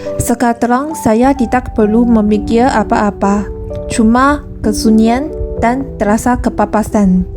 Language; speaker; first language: Malay; non-native, learner; Chinese